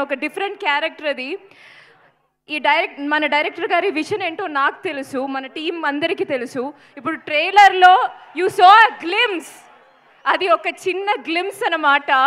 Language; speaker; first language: Telugu; non-native, fluent; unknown